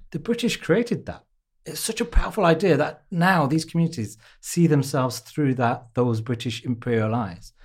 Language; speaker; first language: English; native; English